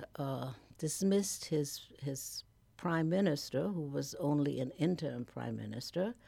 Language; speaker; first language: English; non-native, fluent; German